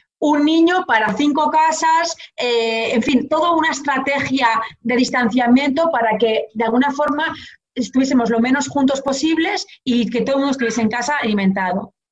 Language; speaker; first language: Spanish; early bilingual, heritage; Portuguese